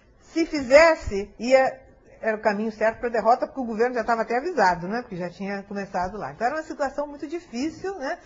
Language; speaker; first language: Portuguese; early bilingual, other home language; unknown